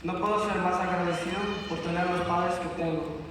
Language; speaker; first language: Spanish; early bilingual, heritage; Spanish